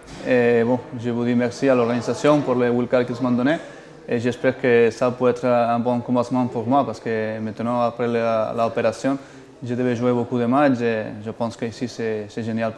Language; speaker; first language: French; non-native, fluent; Spanish